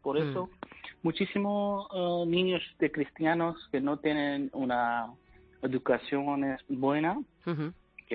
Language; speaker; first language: Spanish; non-native, learner; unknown